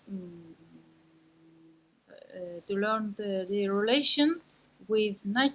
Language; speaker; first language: English; non-native, learner; Spanish